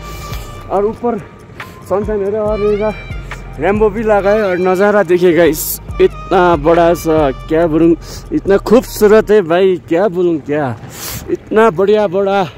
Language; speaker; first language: Hindi; non-native, local second language; Nepali